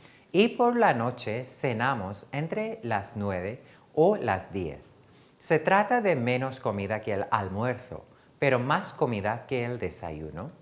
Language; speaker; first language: Spanish; non-native, fluent; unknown